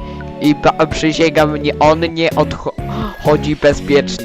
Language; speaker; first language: Polish; early bilingual, heritage; Polish